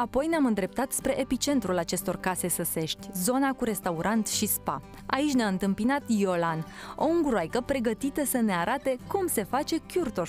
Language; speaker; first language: Romanian; native; Romanian